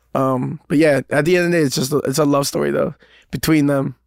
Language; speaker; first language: English; native; English